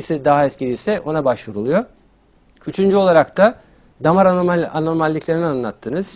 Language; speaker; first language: Turkish; native; Turkish